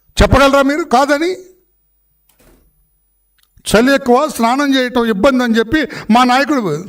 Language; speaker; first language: Telugu; native; Telugu